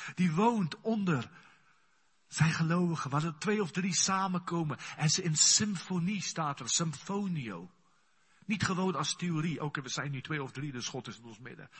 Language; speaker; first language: Dutch; non-native, fluent; Afrikaans